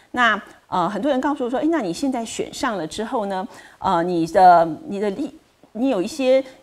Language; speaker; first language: Chinese; native; Chinese